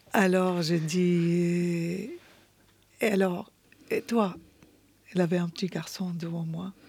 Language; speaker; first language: French; non-native, fluent; Arabic